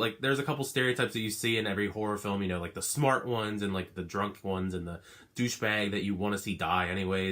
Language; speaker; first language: English; native; English